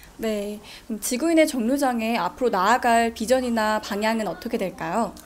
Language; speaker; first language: Korean; native; Korean